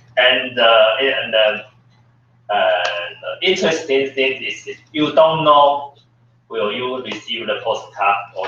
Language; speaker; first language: English; non-native, learner; Chinese